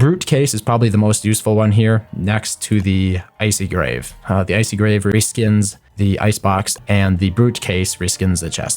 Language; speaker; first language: English; native; English